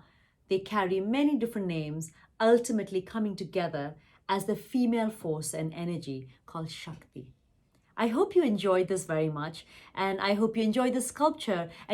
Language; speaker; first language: English; non-native, local second language; Tamil